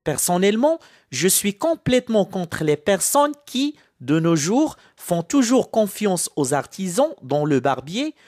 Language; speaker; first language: French; non-native, local second language; Arabic